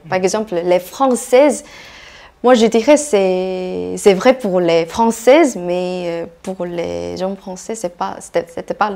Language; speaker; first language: French; non-native, fluent; Korean